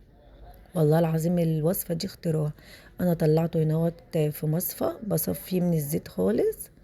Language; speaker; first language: Arabic; native; Arabic